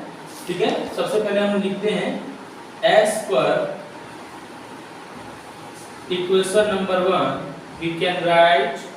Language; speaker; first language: Hindi; native; Hindi